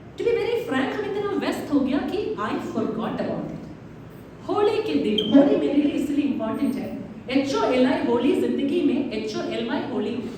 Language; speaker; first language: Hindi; non-native, local second language; Malayalam